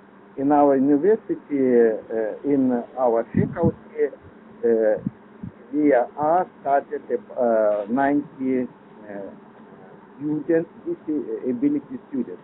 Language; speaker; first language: English; non-native, learner; Lithuanian